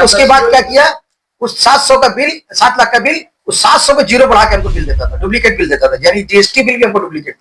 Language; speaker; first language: Hindi; non-native, local second language; Bangla